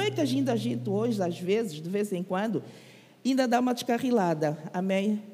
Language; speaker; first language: Portuguese; native; Portuguese